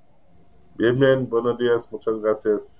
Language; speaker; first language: Spanish; non-native, learner; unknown